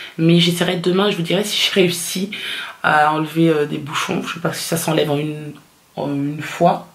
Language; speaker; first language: French; native; French